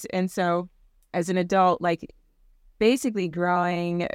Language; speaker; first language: English; native; English